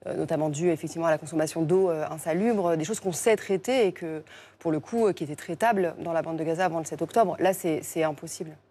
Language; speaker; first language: French; native; French